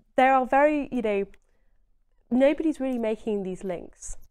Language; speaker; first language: English; native; English